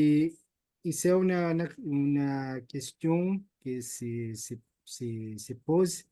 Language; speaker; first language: French; non-native, learner; Portuguese